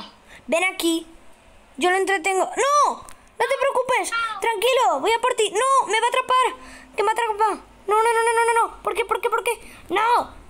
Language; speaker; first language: Spanish; native; Spanish